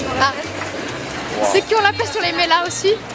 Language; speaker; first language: French; native; French